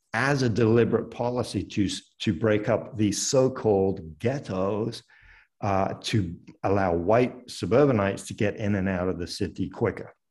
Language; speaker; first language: English; early bilingual, other home language; French